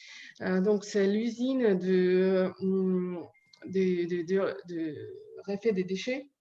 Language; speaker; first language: French; non-native, learner; Ukrainian